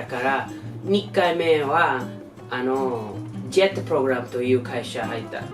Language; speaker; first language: Japanese; non-native, learner; English